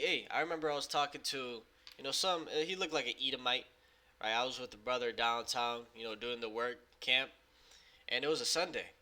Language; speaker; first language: English; native; English